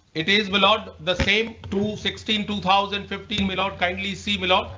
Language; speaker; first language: English; non-native, local second language; Hindi